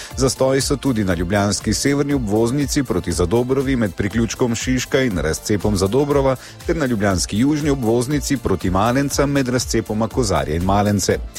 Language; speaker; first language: Slovenian; native; Slovenian